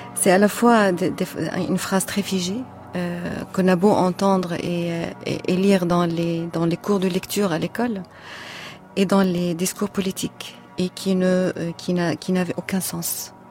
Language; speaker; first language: French; non-native, fluent; Arabic